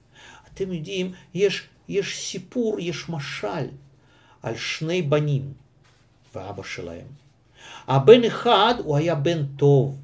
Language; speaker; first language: Hebrew; non-native, fluent; Russian